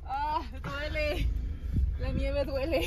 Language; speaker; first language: Spanish; native; Spanish